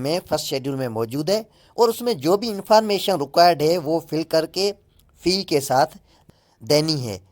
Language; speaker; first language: Urdu; native; Urdu